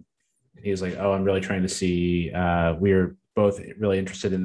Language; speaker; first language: English; native; English